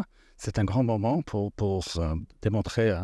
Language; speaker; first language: French; non-native, fluent; English